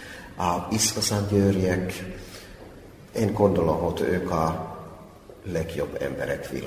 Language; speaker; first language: Hungarian; non-native, fluent; Finnish